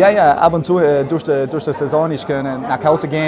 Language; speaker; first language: German; non-native, learner; English